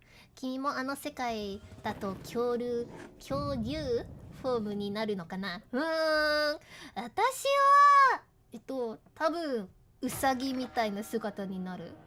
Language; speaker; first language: Japanese; non-native, learner; English